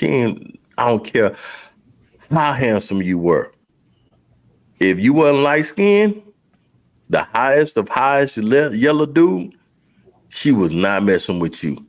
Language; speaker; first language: English; native; English